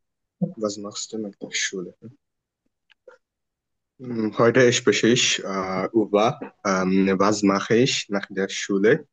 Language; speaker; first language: German; non-native, learner; Bangla